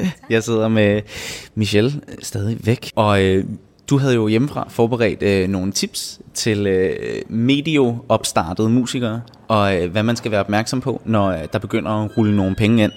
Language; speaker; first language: Danish; native; Danish